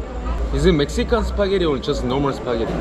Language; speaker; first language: English; non-native, learner; Korean